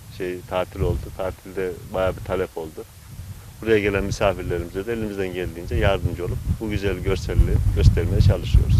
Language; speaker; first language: Turkish; native; Turkish